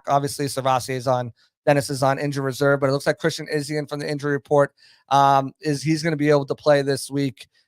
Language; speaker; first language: English; native; English